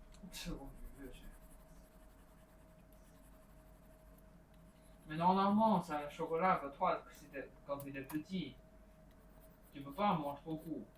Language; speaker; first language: French; non-native, learner; Chinese